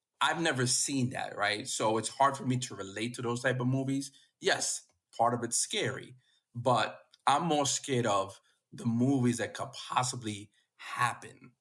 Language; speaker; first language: English; native; English